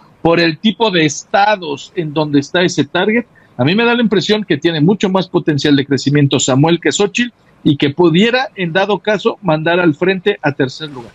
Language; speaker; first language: Spanish; native; Spanish